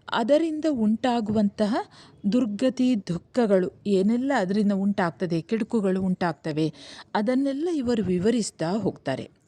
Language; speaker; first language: Kannada; native; Kannada